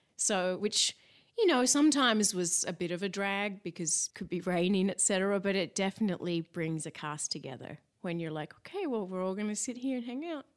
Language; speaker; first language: English; native; English